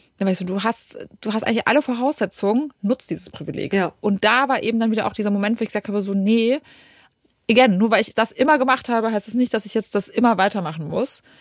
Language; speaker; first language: German; early bilingual, other home language; Polish